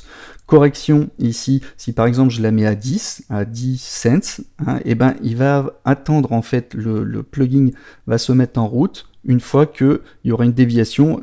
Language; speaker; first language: French; native; French